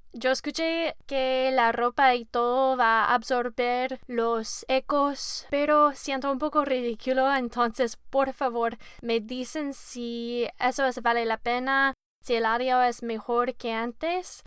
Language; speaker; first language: Spanish; non-native, learner; English